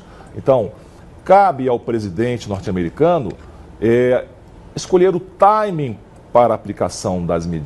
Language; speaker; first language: Portuguese; native; Portuguese